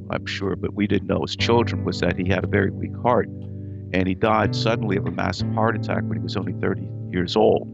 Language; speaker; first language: English; native; English